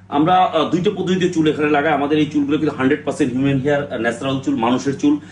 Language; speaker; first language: Bangla; native; Bangla